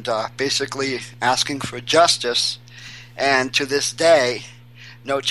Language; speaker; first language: English; native; English